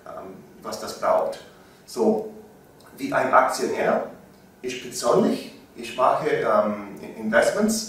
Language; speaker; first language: German; non-native, learner; English